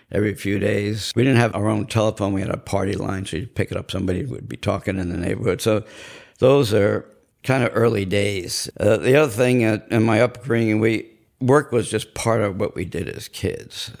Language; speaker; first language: English; native; English